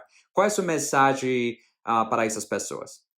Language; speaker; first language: Portuguese; non-native, fluent; Spanish